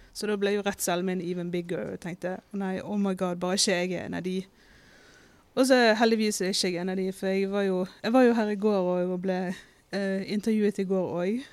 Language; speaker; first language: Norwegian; native; Norwegian